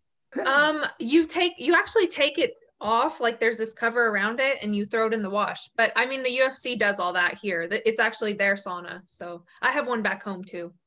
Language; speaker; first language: English; native; English